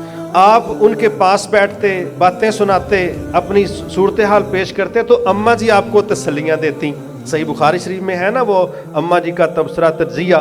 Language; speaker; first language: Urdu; non-native, local second language; Punjabi